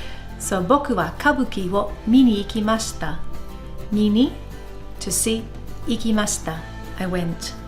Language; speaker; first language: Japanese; non-native, fluent; English